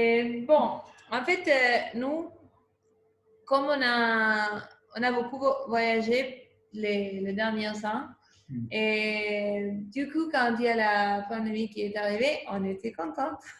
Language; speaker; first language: French; non-native, fluent; Spanish